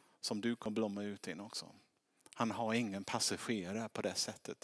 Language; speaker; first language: Swedish; non-native, fluent; English